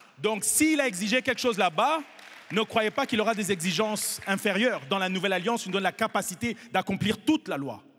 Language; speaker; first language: French; non-native, local second language; Kinyarwanda